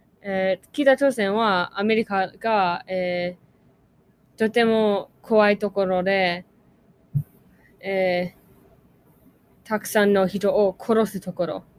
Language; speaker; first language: Japanese; non-native, learner; English